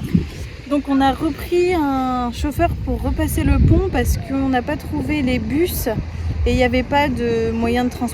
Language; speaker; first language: French; native; French